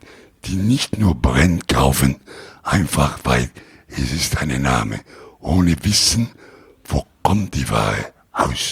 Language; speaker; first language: German; non-native, learner; Italian